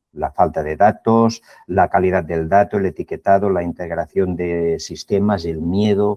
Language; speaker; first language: Spanish; native; Spanish